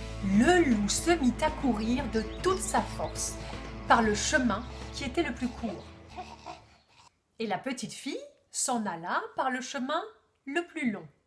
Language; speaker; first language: French; native; French